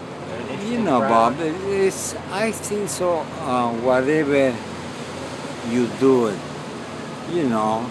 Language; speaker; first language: English; non-native, fluent; Spanish